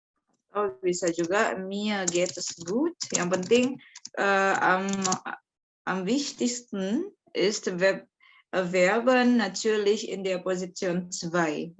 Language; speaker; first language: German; non-native, fluent; Indonesian